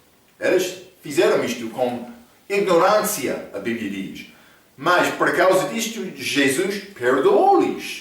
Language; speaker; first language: Portuguese; non-native, fluent; English